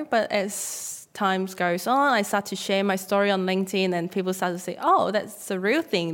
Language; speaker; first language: English; non-native, local second language; Cantonese